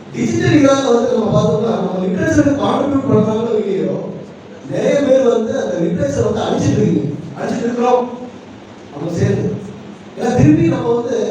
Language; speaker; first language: Tamil; non-native, local second language; Malayalam